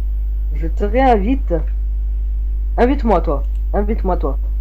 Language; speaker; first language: French; native; French